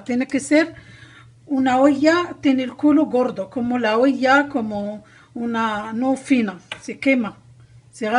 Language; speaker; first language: Spanish; non-native, learner; Arabic